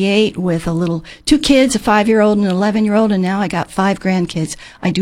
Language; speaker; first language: English; native; English